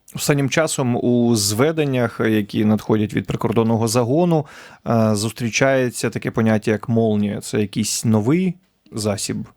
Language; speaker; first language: Ukrainian; native; Ukrainian